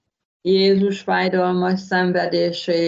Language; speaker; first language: Hungarian; native; Hungarian